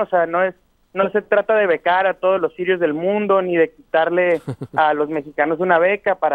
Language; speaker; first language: Spanish; native; Spanish